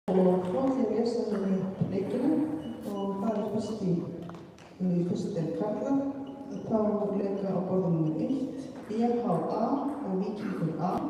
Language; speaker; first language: Icelandic; native; Icelandic